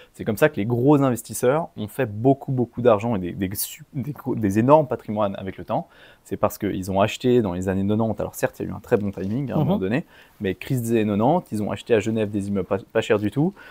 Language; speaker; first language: French; native; French